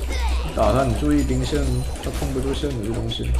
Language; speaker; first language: Chinese; native; Chinese